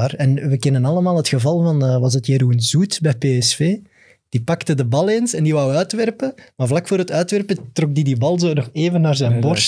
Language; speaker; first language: Dutch; native; Dutch